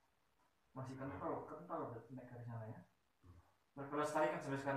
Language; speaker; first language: Indonesian; native; Indonesian